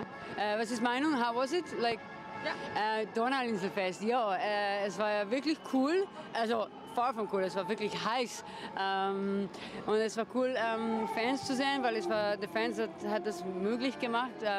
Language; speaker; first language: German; non-native, learner; English